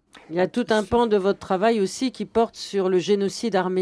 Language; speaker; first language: French; native; French